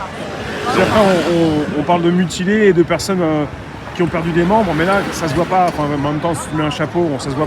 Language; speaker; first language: French; native; French